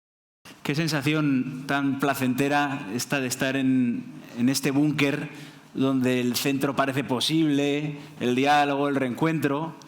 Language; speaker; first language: Spanish; native; Spanish